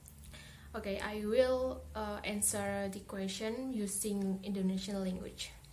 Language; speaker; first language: English; non-native, learner; Indonesian